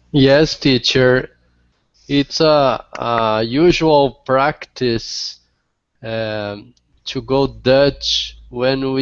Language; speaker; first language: English; non-native, learner; Portuguese